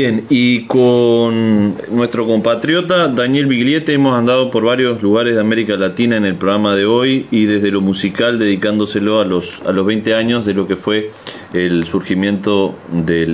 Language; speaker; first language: Spanish; native; Spanish